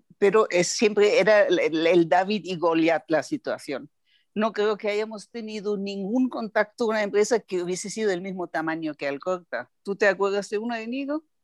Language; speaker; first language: Spanish; non-native, fluent; German